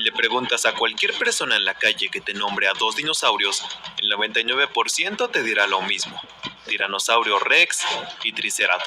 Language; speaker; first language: Spanish; native; Spanish